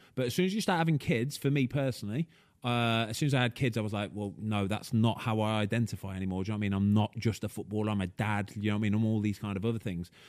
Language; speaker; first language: English; native; English